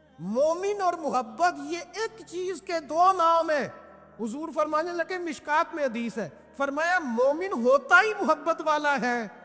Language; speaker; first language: Urdu; non-native, local second language; Punjabi